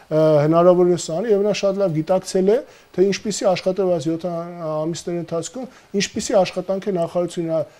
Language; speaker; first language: Armenian; native; Armenian